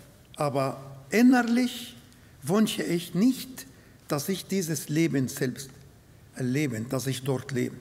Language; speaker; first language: German; non-native, fluent; Arabic